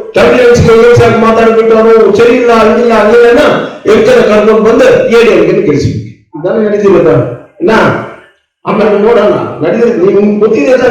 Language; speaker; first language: Kannada; non-native, local second language; Tamil